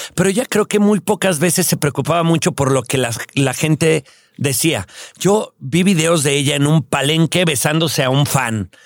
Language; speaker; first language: Spanish; native; Spanish